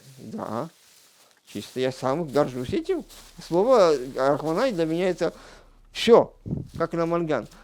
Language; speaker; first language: Russian; non-native, local second language; Crimean Tatar